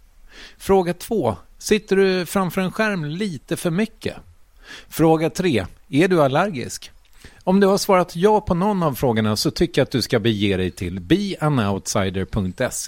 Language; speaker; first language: Swedish; native; Swedish